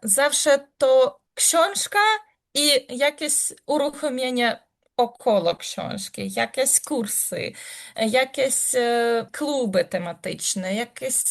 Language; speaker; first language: Polish; non-native, learner; Ukrainian